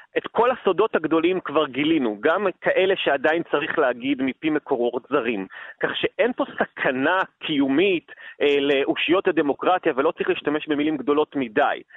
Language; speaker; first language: Hebrew; native; Hebrew